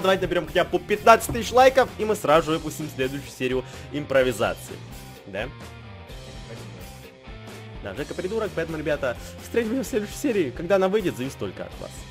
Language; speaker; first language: Russian; native; Russian